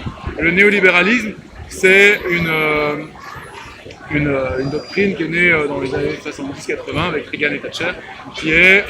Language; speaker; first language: French; native; French